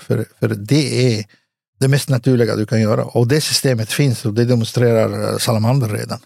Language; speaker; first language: Swedish; early bilingual, other home language; Arabic